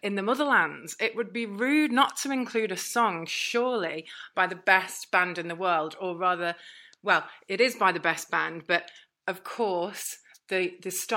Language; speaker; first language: English; native; English